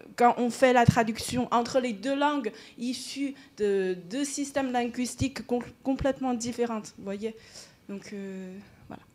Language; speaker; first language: French; non-native, fluent; Chinese